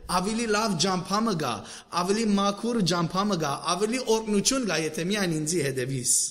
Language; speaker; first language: Armenian; early bilingual, heritage; Armenian